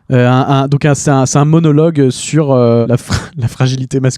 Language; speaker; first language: French; native; French